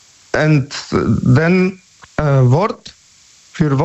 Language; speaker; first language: German; non-native, learner; Polish